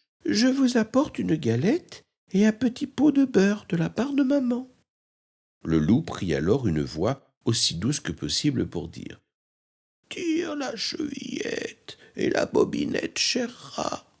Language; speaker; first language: French; native; French